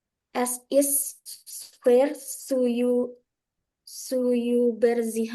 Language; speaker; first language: German; non-native, learner; Indonesian